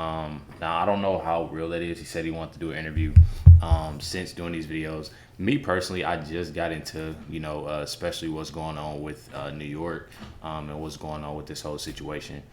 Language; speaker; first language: English; native; English